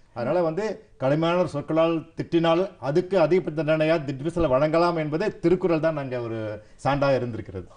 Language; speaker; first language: Tamil; non-native, local second language; Telugu